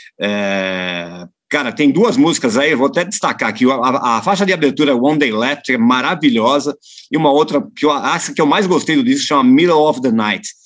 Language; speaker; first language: Portuguese; native; Portuguese